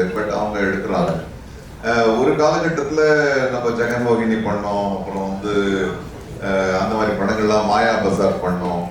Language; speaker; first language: Tamil; native; Tamil